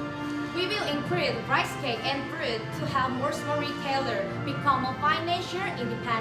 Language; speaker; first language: English; non-native, learner; Korean